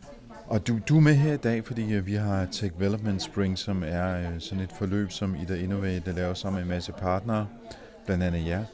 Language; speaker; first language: Danish; native; Danish